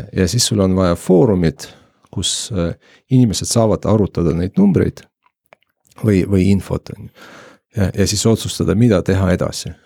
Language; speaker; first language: Estonian; non-native, local second language; Russian